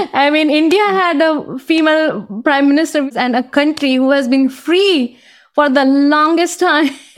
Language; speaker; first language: English; non-native, local second language; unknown